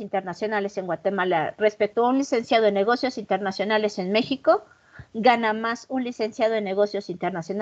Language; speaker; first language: Spanish; native; Spanish